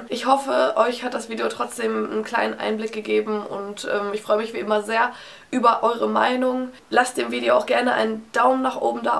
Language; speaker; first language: German; native; German